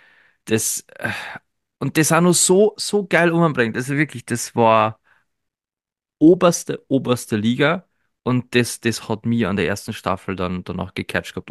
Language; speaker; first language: German; native; German